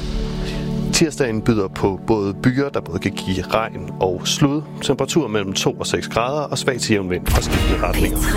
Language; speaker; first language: Danish; native; Danish